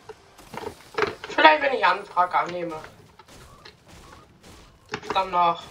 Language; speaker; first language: German; native; German